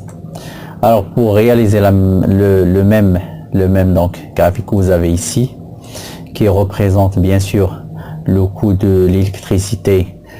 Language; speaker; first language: French; non-native, local second language; Arabic